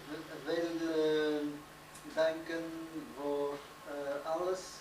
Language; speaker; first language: Dutch; non-native, learner; French